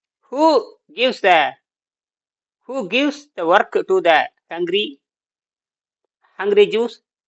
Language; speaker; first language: English; non-native, local second language; Tamil